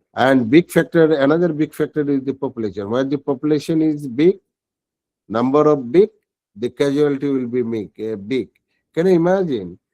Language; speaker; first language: English; non-native, local second language; Bangla